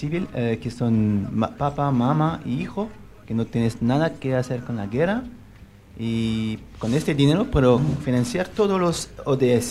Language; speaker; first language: Spanish; non-native, learner; French